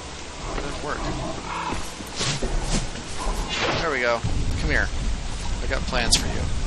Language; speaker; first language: English; native; English